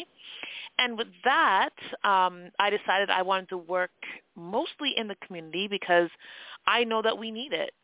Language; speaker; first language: English; native; English